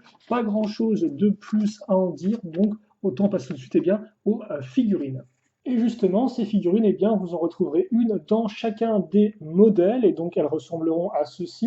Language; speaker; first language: French; native; French